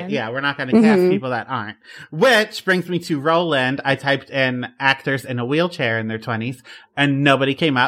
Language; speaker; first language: English; native; English